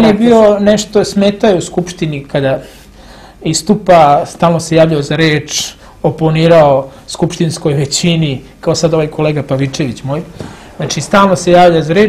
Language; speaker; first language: Serbian; native; Serbian